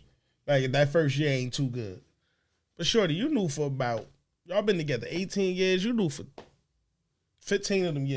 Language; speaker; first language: English; native; English